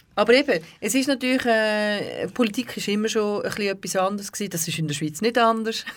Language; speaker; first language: German; early bilingual, other home language; Turkish